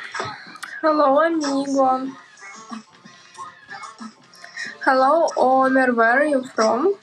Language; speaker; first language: English; non-native, learner; Russian